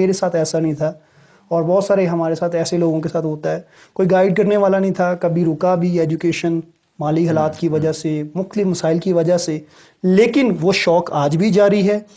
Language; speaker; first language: Urdu; non-native, local second language; Punjabi